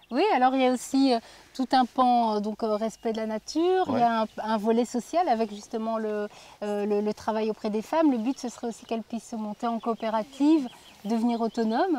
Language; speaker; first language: French; native; French